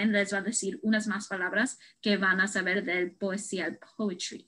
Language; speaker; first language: Spanish; non-native, learner; English